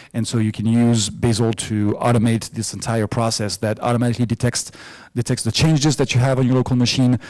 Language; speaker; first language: English; non-native, fluent; French